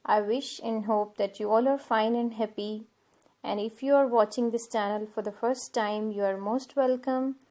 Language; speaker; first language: English; non-native, local second language; Urdu